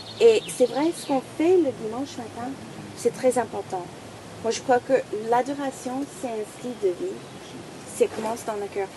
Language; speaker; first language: French; non-native, fluent; English